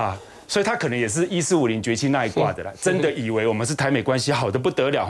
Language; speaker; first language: Chinese; native; Chinese